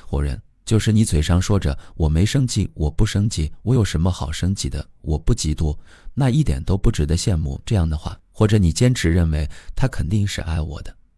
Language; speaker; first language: Chinese; native; Chinese